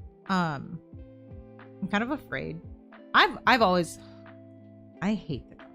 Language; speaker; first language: English; native; English